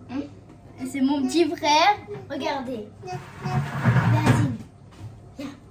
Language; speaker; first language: French; native; French